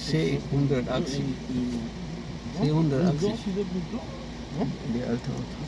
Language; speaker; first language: German; non-native, learner; Amharic